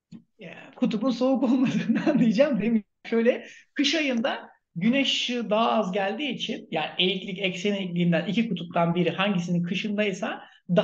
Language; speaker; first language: Turkish; native; Turkish